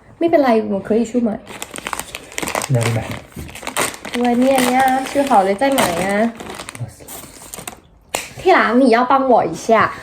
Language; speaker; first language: Chinese; non-native, learner; Thai